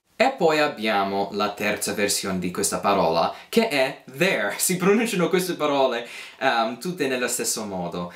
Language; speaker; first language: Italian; non-native, fluent; English